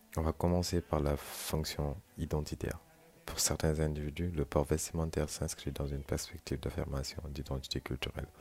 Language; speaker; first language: French; non-native, local second language; Wolof